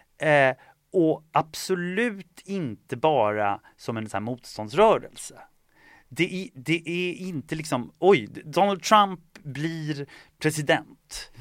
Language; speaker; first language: Swedish; early bilingual, other home language; Estonian